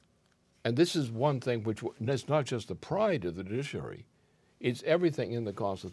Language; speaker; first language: English; native; English